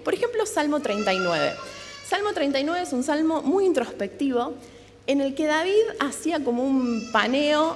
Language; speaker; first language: Spanish; native; Spanish